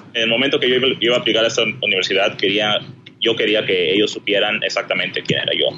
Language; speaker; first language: Spanish; early bilingual, heritage; Spanish